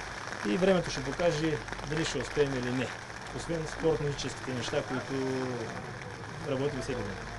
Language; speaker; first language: Bulgarian; native; Bulgarian